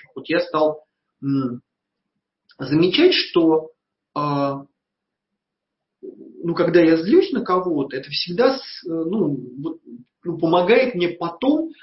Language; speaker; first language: Russian; native; Russian